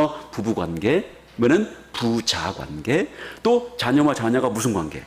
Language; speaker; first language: Korean; native; Korean